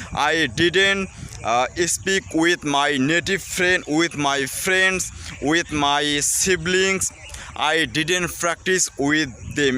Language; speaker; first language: English; non-native, learner; Bangla